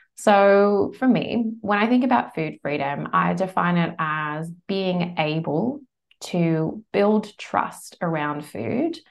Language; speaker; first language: English; native; English